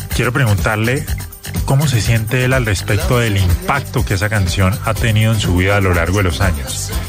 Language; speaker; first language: Spanish; native; Spanish